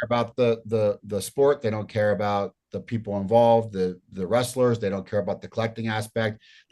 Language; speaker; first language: English; native; English